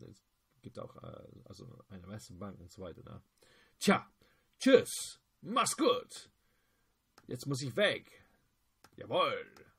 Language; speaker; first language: German; non-native, fluent; English